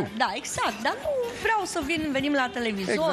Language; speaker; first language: Romanian; native; Romanian